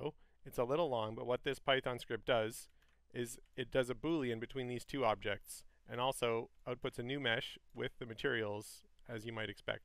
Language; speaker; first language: English; native; English